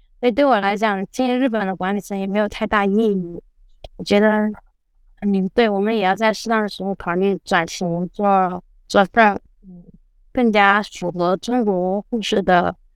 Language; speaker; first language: Chinese; native; Chinese